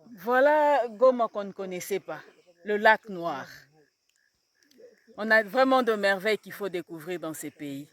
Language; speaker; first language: French; non-native, local second language; Swahili